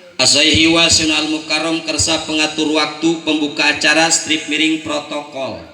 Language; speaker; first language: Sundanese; native; Sundanese